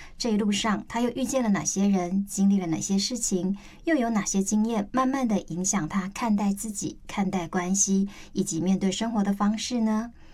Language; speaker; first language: Chinese; native; Chinese